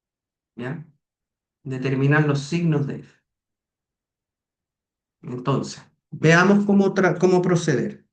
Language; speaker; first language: Spanish; native; Spanish